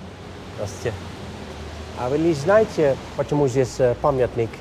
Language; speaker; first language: Russian; non-native, fluent; Dutch